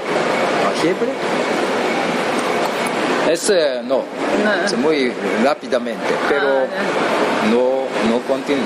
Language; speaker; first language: Spanish; non-native, learner; Japanese